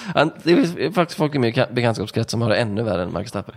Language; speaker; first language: Swedish; native; Swedish